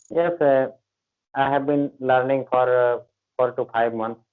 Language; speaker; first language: English; non-native, learner; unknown